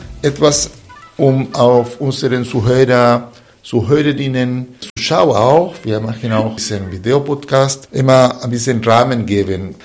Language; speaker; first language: German; non-native, fluent; Spanish